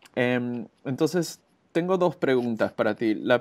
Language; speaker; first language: Spanish; native; Spanish